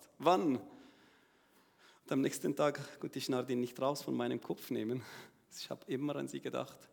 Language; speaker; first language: German; non-native, learner; Arabic